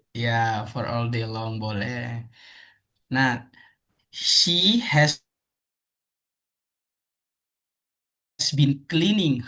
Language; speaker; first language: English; non-native, fluent; Indonesian